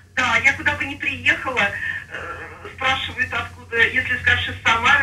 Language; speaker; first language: Russian; native; Russian